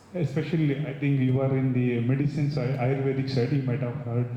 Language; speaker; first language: English; non-native, local second language; Telugu